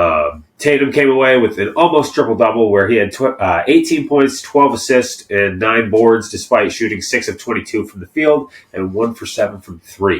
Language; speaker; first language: English; native; English